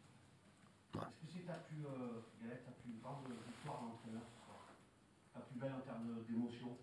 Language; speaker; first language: French; native; French